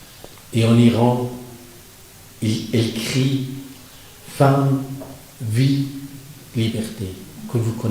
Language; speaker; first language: French; non-native, fluent; Persian